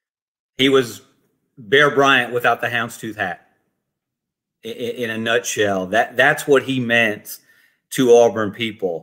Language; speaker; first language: English; native; English